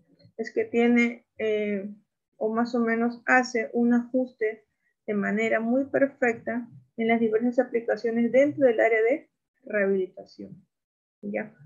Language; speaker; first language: Spanish; native; Spanish